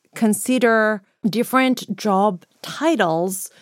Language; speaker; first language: English; non-native, fluent; Greek